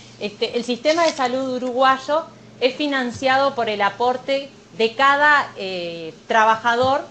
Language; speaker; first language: Spanish; native; Spanish